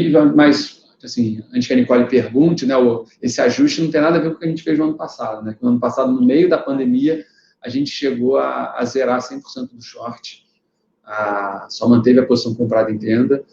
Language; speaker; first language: Portuguese; native; Portuguese